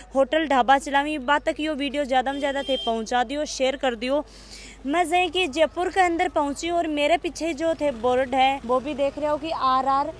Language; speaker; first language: Hindi; native; Hindi